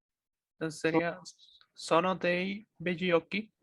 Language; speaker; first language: Italian; non-native, learner; Spanish